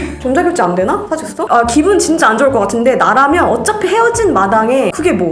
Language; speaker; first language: Korean; native; Korean